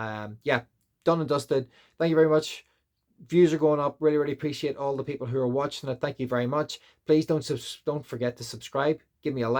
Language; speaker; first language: English; native; English